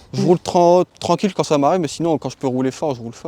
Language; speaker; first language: French; native; French